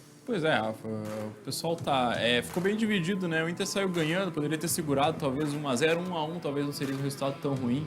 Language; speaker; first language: Portuguese; native; Portuguese